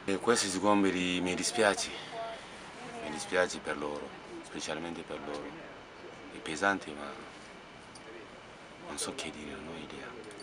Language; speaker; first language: Italian; non-native, fluent; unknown